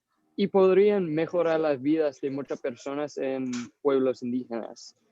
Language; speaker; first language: Spanish; non-native, fluent; English